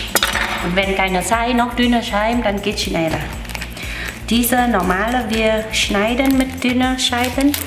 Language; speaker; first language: German; non-native, learner; Vietnamese